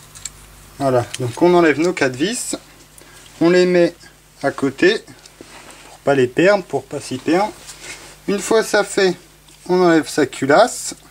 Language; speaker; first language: French; native; French